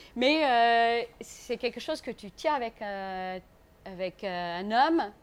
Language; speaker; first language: French; non-native, fluent; English